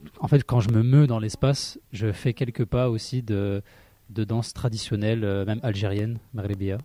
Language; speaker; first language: French; early bilingual, other home language; Arabic